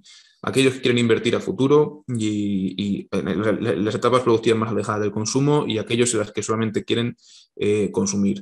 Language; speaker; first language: Spanish; native; Spanish